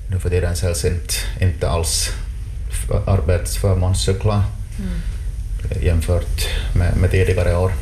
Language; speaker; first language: Swedish; native; Swedish